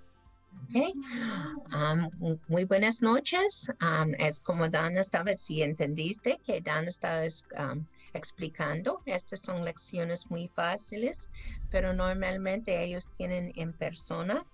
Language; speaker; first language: Spanish; non-native, fluent; English